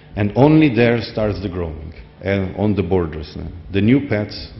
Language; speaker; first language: English; non-native, fluent; Slovenian